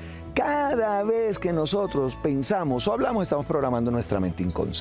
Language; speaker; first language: Spanish; native; Spanish